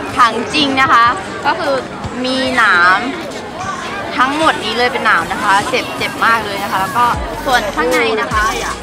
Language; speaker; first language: Thai; native; Thai